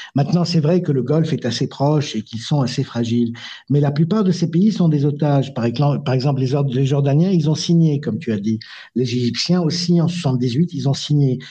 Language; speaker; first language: French; non-native, local second language; Arabic